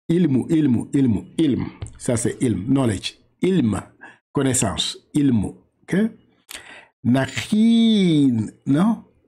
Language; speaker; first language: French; non-native, local second language; Wolof